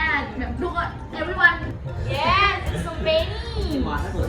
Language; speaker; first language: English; non-native, learner; Thai